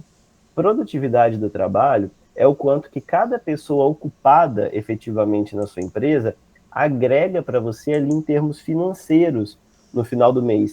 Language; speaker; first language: Portuguese; native; Portuguese